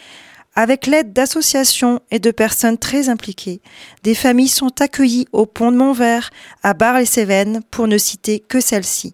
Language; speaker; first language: French; native; French